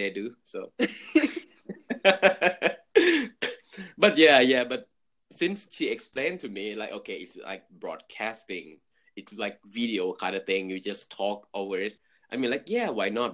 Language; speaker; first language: English; non-native, fluent; Thai